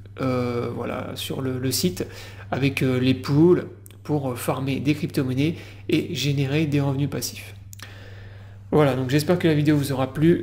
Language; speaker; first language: French; native; French